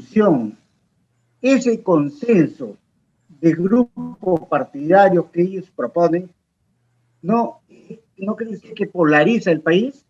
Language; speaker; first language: Spanish; native; Spanish